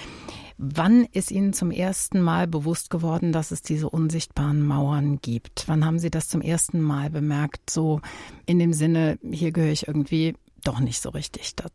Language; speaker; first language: German; native; German